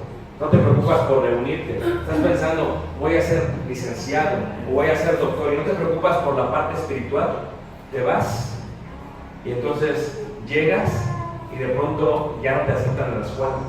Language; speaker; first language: Spanish; early bilingual, heritage; Spanish